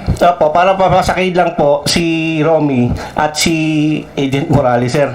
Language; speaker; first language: Filipino; non-native, local second language; Cebuano